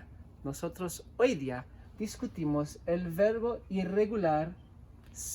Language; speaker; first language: Spanish; non-native, fluent; English